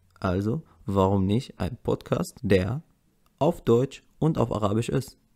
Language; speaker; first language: German; non-native, fluent; Arabic